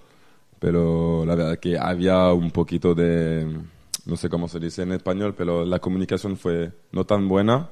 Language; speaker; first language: Spanish; non-native, fluent; French